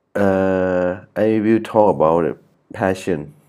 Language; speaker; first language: English; non-native, learner; Thai